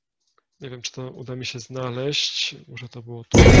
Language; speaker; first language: Polish; native; Polish